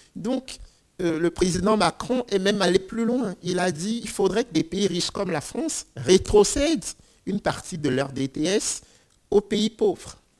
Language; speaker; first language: French; non-native, local second language; Ewe